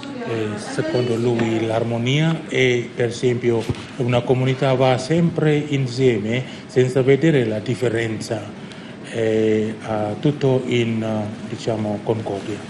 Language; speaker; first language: Italian; non-native, fluent; Indonesian